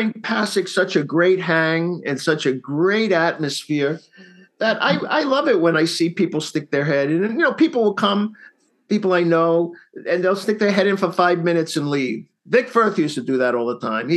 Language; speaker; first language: English; native; English